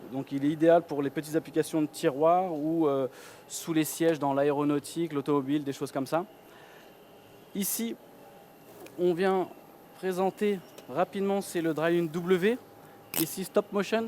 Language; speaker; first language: French; native; French